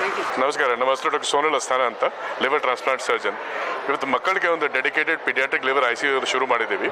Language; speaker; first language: Kannada; non-native, local second language; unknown